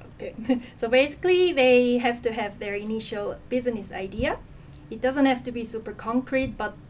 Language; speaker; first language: English; non-native, fluent; Korean